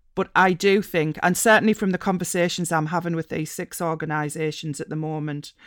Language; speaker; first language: English; native; English